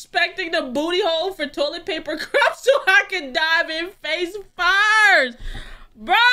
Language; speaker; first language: English; native; English